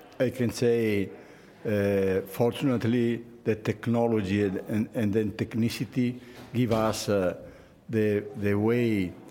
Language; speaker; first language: English; non-native, fluent; Italian